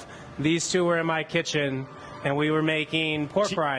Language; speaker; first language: English; native; English